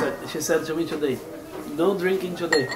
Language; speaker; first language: English; non-native, fluent; Portuguese